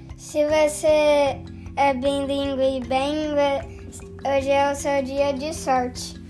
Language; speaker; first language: Portuguese; early bilingual, heritage; Portuguese